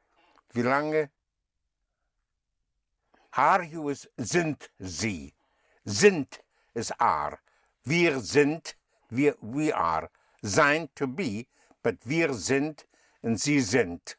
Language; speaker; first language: German; non-native, fluent; English